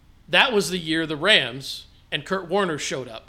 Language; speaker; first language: English; native; English